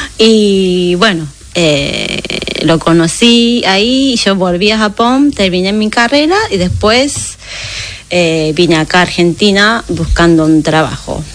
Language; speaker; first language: Spanish; non-native, learner; Japanese